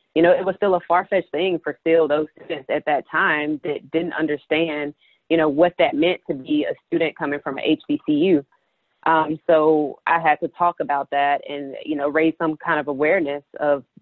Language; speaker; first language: English; native; English